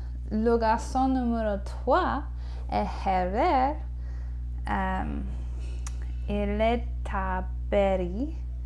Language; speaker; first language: French; non-native, learner; English